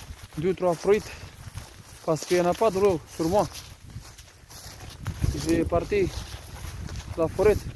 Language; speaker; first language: French; non-native, learner; Romanian